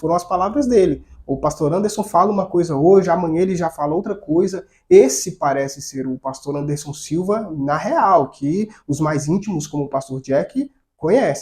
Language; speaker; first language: Portuguese; native; Portuguese